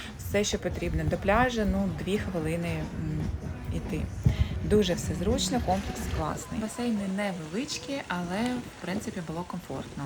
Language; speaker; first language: Ukrainian; native; Ukrainian